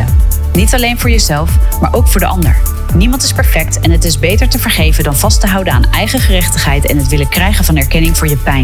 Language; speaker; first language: Dutch; native; Dutch